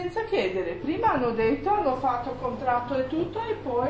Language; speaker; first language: Italian; non-native, fluent; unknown